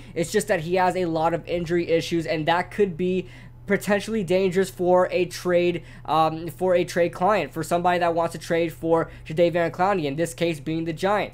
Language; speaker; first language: English; native; English